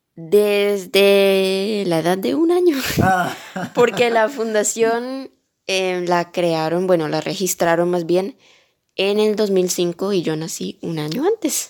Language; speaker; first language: Spanish; early bilingual, heritage; Spanish